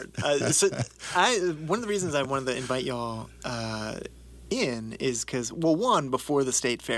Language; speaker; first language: English; native; English